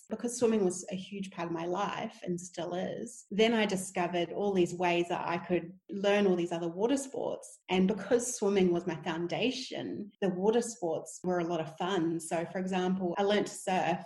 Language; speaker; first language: English; native; English